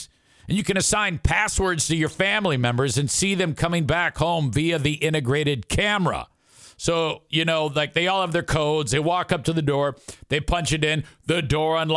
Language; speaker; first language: English; native; English